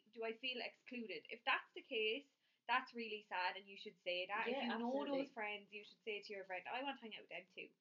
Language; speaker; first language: English; native; English